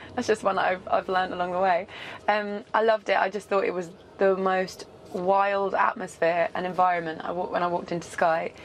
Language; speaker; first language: English; native; English